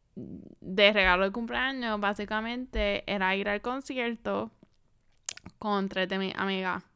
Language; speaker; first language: Spanish; early bilingual, other home language; English